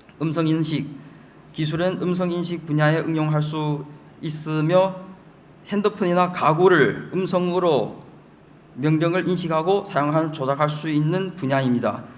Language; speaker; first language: Korean; early bilingual, heritage; Chinese